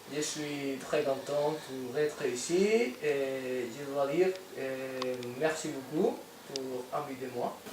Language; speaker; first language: French; non-native, learner; Spanish